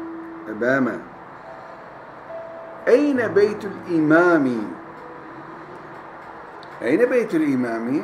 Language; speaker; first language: Arabic; non-native, fluent; Turkish